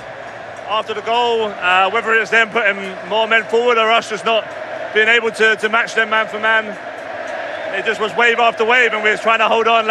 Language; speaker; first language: English; native; English